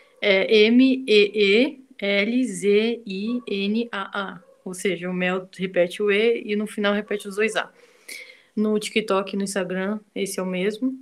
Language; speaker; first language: Portuguese; native; Portuguese